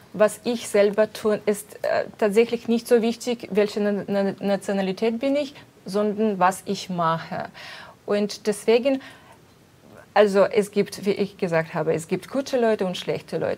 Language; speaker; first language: German; non-native, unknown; Russian